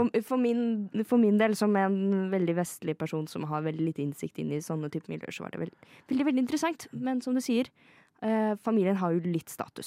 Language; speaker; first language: Norwegian; native; Norwegian